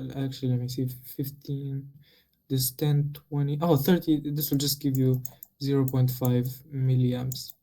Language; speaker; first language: English; non-native, fluent; Romanian